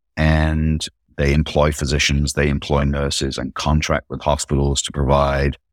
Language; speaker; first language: English; native; English